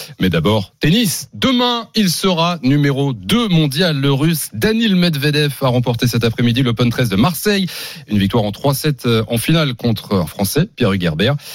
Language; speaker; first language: French; native; French